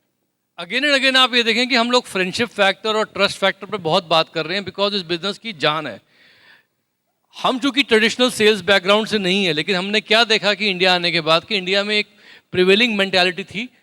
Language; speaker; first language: Hindi; native; Hindi